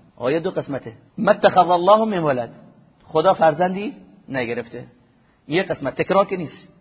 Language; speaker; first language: Persian; native; Persian